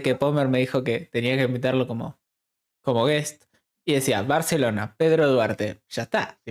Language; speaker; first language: Spanish; native; Spanish